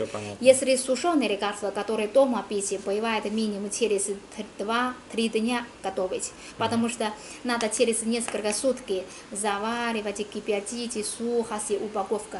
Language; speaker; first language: Russian; non-native, learner; Chinese